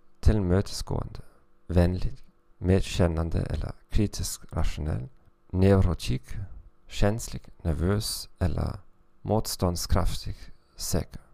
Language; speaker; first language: Swedish; non-native, fluent; German